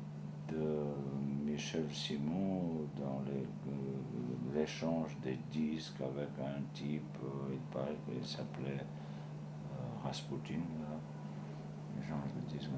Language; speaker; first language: French; non-native, fluent; Georgian